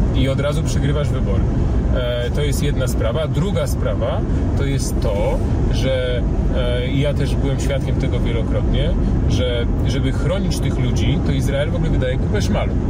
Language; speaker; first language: Polish; native; Polish